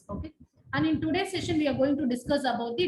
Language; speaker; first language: English; non-native, local second language; Tamil